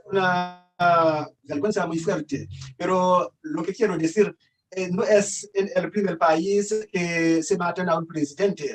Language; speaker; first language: Spanish; non-native, learner; Haitian Creole